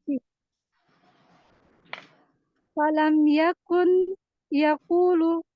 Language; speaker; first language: Arabic; non-native, learner; Indonesian